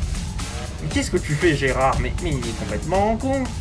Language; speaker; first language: French; native; French